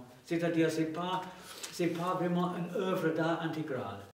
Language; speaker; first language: French; non-native, fluent; English